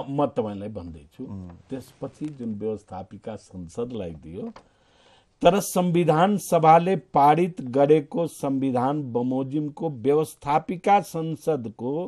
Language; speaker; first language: Nepali; non-native, local second language; Maithili